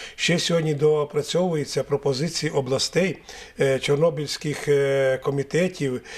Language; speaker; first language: Ukrainian; native; Ukrainian